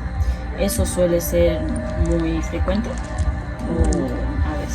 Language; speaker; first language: Spanish; native; Spanish